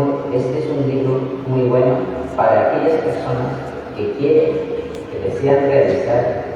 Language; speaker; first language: Spanish; non-native, local second language; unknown